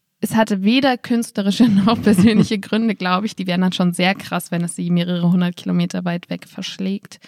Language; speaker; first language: German; native; German